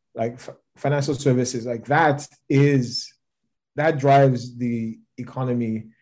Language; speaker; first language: English; non-native, local second language; Yoruba